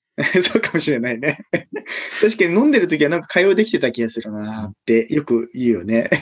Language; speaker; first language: Japanese; native; Japanese